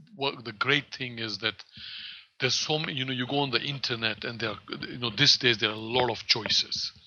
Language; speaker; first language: English; non-native, local second language; Gujarati